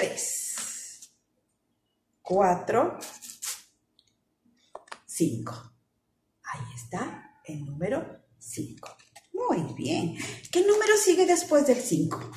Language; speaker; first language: Spanish; native; Spanish